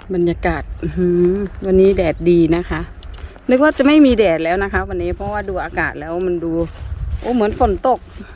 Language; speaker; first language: Thai; native; Thai